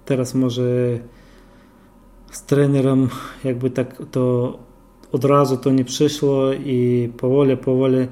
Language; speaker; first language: Polish; non-native, fluent; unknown